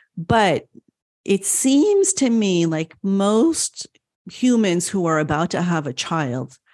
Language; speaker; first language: English; early bilingual, other home language; French